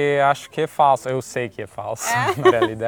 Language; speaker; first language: Portuguese; non-native, fluent; Italian